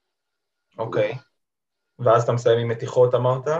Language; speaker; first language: Hebrew; native; Hebrew